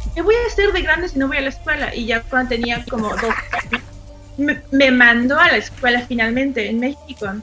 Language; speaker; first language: Spanish; early bilingual, other home language; English